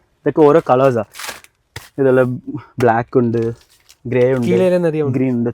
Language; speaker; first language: Malayalam; native; Malayalam